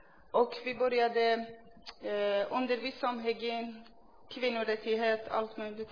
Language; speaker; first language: Swedish; non-native, fluent; Persian